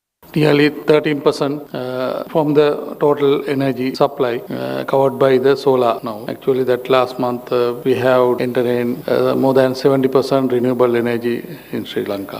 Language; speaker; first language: English; non-native, local second language; Sinhala